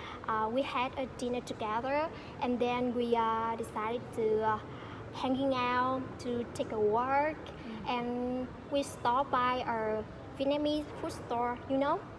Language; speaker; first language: English; non-native, fluent; Vietnamese